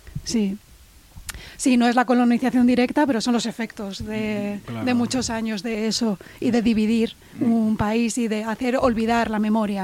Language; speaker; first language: Spanish; native; Spanish